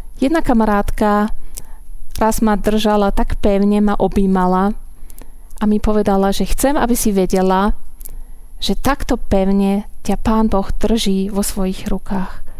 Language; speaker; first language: Slovak; non-native, fluent; German